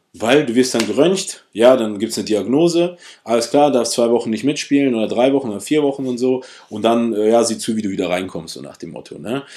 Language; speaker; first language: German; early bilingual, other home language; Russian